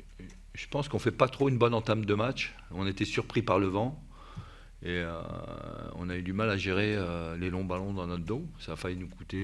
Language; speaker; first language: French; native; French